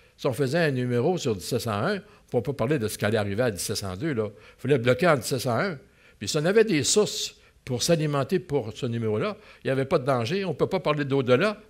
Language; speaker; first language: French; native; French